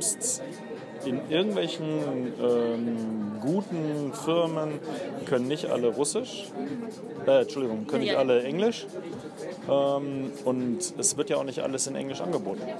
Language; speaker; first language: German; native; German